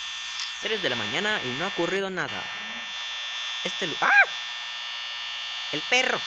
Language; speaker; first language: Spanish; native; Spanish